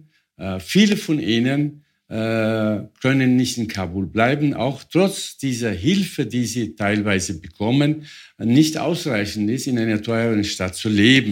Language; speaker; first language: German; non-native, fluent; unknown